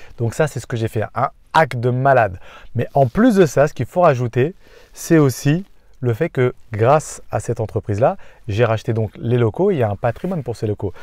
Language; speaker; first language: French; native; French